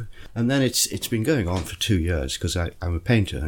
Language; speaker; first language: English; native; English